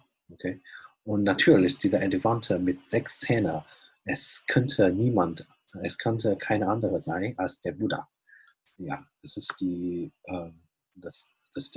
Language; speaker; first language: German; non-native, fluent; Chinese